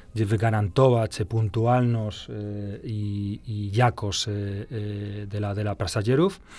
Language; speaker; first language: Polish; non-native, fluent; Spanish